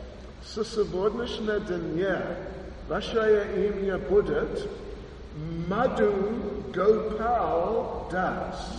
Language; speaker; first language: Russian; non-native, learner; English